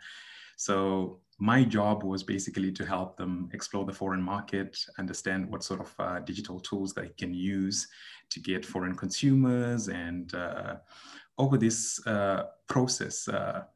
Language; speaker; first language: English; non-native, local second language; Shona